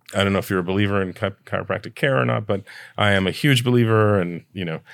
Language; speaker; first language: English; early bilingual, other home language; Italian